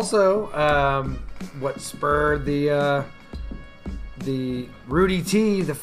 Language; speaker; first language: English; native; English